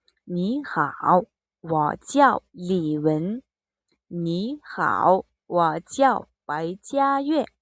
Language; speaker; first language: Chinese; non-native, fluent; Mongolian